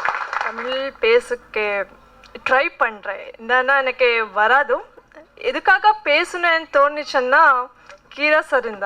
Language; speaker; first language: Tamil; non-native, learner; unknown